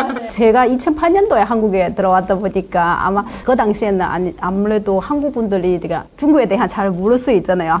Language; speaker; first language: Korean; non-native, fluent; Chinese